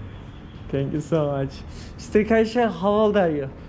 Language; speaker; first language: English; non-native, learner; Turkish